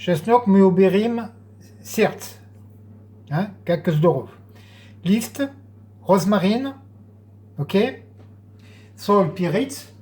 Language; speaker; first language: Russian; non-native, learner; French